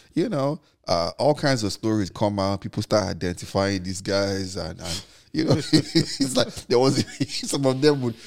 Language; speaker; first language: English; non-native, local second language; Igbo